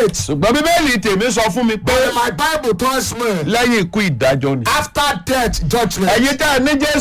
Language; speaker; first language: English; non-native, local second language; Yoruba